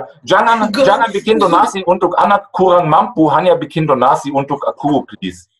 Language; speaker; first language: Indonesian; non-native, fluent; German